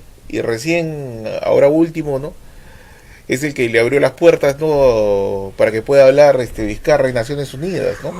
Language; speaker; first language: Spanish; native; Spanish